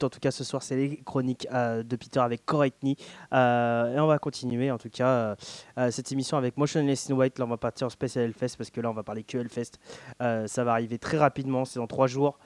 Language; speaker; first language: French; native; French